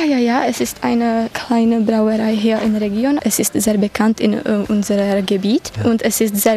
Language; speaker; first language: German; non-native, learner; Czech